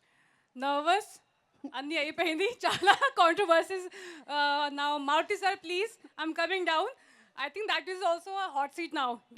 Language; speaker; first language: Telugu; non-native, fluent; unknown